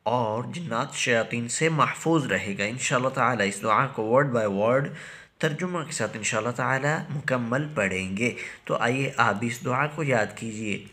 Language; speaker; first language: Urdu; native; Urdu